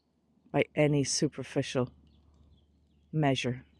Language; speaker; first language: English; native; English